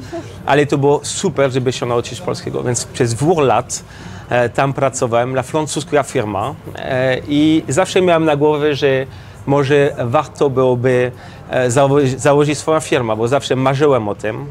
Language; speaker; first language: Polish; non-native, learner; French